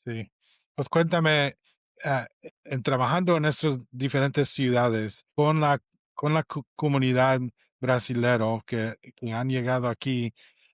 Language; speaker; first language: Spanish; non-native, fluent; English